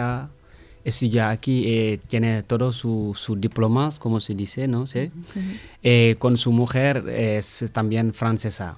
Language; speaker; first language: Spanish; non-native, learner; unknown